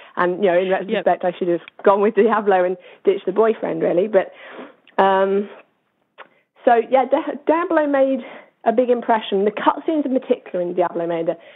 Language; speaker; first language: English; native; English